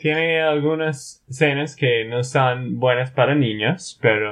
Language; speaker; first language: Spanish; non-native, learner; English